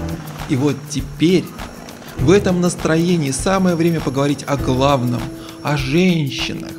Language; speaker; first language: Russian; native; Russian